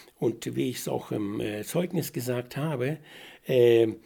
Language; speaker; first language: German; non-native, fluent; Russian